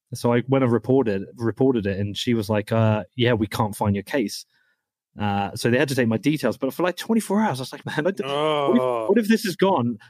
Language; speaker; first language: English; native; English